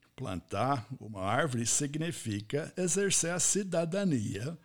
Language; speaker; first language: Portuguese; non-native, fluent; English